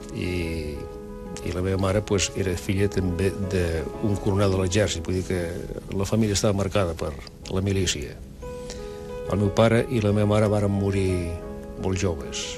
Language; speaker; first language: Catalan; non-native, local second language; Basque